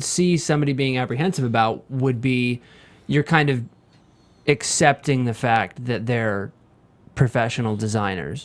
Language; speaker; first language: English; native; English